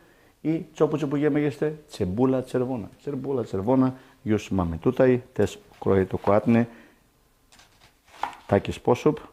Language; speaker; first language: Polish; non-native, learner; Greek